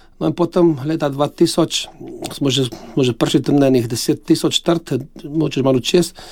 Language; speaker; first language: Slovenian; native; Slovenian